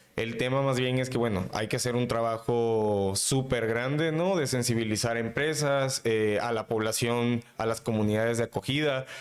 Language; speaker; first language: Spanish; native; Spanish